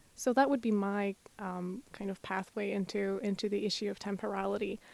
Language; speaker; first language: English; non-native, fluent; Slovak